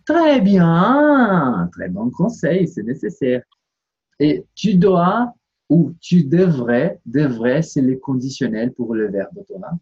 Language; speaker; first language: French; non-native, fluent; Portuguese